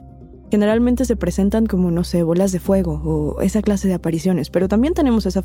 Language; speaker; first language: Spanish; native; Spanish